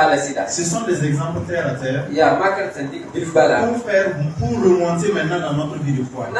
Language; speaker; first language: French; non-native, local second language; Mossi